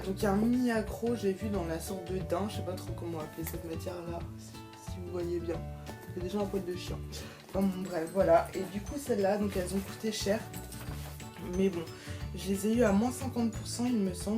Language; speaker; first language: French; native; French